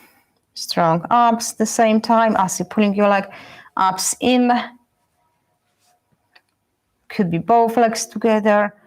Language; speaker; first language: English; non-native, fluent; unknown